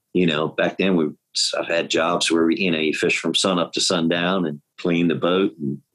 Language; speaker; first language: English; native; English